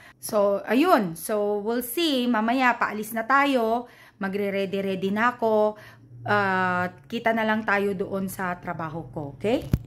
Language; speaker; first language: Filipino; non-native, local second language; Iloko